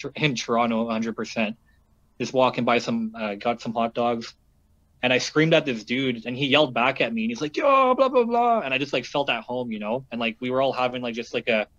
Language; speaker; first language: English; native; English